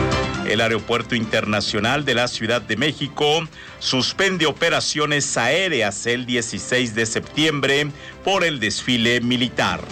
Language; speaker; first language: Spanish; native; Spanish